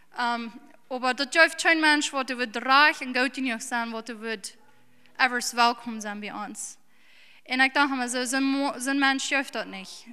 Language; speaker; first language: German; early bilingual, heritage; English